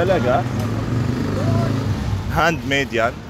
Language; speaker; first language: Filipino; non-native, learner; Arabic